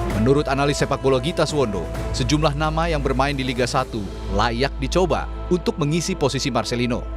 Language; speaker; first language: Indonesian; native; Indonesian